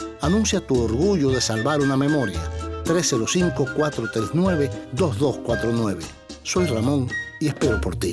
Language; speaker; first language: Spanish; native; Spanish